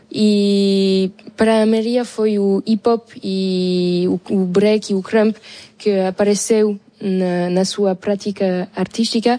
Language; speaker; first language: Portuguese; non-native, fluent; French